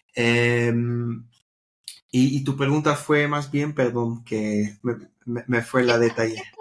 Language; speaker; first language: Spanish; non-native, fluent; Dutch